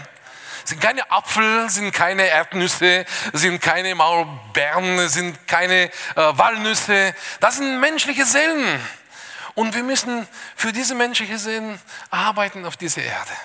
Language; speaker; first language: German; non-native, fluent; Bulgarian